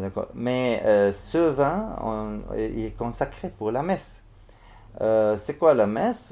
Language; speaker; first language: French; non-native, fluent; Arabic